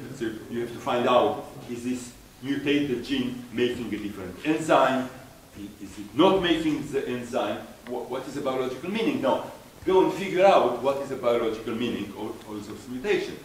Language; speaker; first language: English; non-native, fluent; Romanian